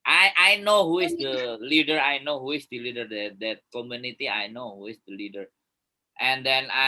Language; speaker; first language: English; non-native, learner; Indonesian